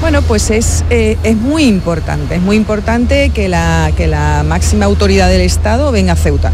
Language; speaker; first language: Spanish; native; Spanish